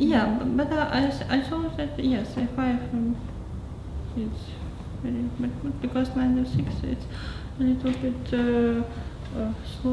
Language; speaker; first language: English; non-native, learner; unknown